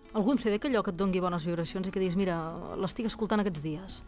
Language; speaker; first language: Catalan; native; Catalan